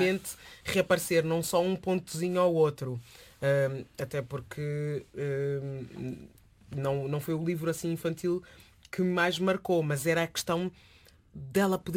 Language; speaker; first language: Portuguese; native; Portuguese